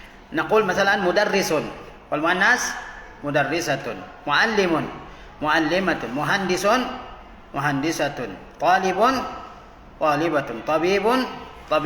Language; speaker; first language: Arabic; non-native, fluent; Indonesian